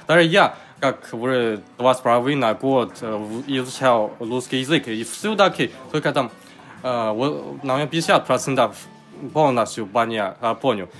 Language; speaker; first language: Russian; non-native, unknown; Chinese